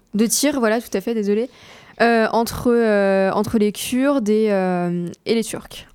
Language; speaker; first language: French; native; French